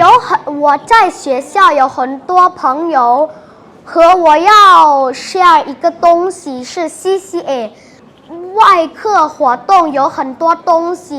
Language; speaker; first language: Chinese; non-native, learner; Khmer